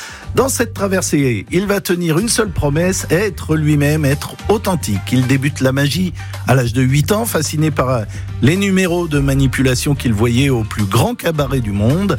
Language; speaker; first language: French; native; French